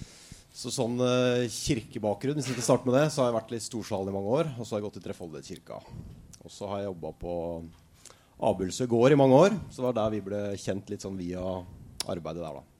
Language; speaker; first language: Norwegian; native; Norwegian